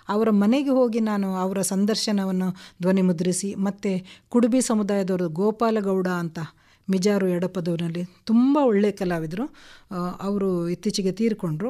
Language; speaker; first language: Kannada; non-native, local second language; Konkani